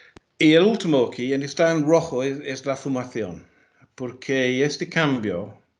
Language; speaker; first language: Spanish; non-native, fluent; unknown